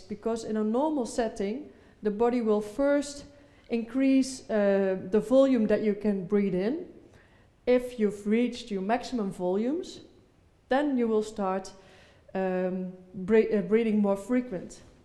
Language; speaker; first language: English; non-native, fluent; Dutch